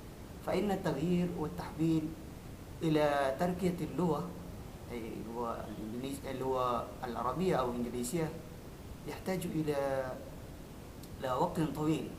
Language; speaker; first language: Arabic; non-native, learner; Indonesian